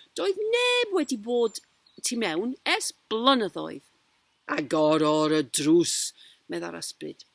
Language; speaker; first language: Welsh; non-native, local second language; English